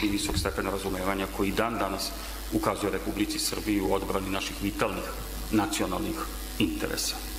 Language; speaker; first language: Serbian; native; Serbian